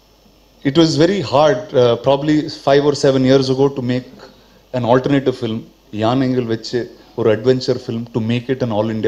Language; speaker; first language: Tamil; non-native, local second language; Telugu